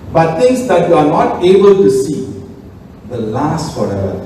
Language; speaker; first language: English; non-native, local second language; Tamil